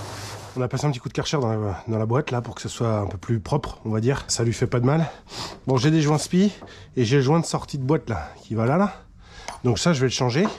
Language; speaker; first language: French; native; French